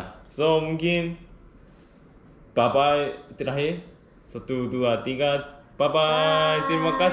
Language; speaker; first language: Indonesian; non-native, learner; Korean